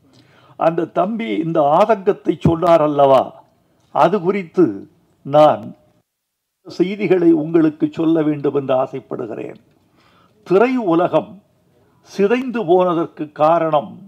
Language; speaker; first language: Tamil; native; Tamil